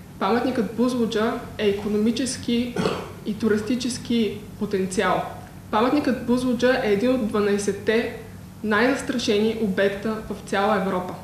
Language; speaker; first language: Bulgarian; native; Bulgarian